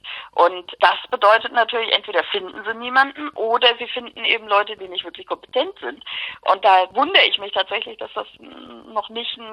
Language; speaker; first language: German; native; German